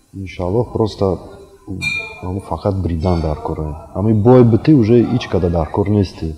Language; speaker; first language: Tajik; non-native, local second language; Russian